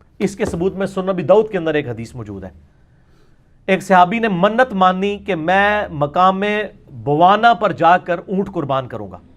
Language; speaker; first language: Urdu; non-native, local second language; Punjabi